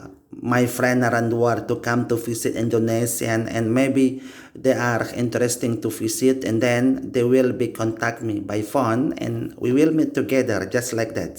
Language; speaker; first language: English; non-native, learner; Indonesian